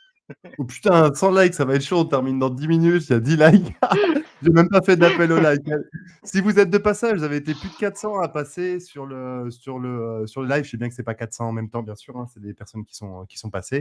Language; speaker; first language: French; native; French